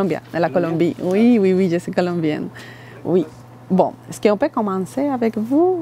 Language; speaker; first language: French; non-native, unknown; Spanish